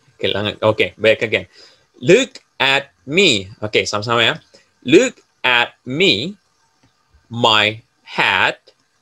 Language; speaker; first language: English; non-native, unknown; Indonesian